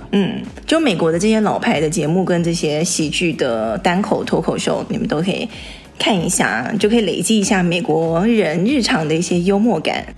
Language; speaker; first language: Chinese; native; Chinese